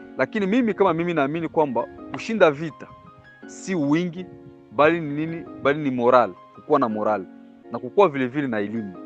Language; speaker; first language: Swahili; non-native, local second language; Bembe